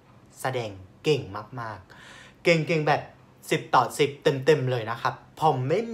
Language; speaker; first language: Thai; non-native, fluent; Vietnamese